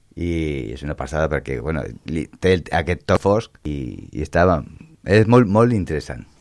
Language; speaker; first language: Catalan; native; Catalan